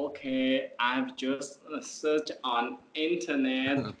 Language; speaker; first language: English; non-native, learner; Vietnamese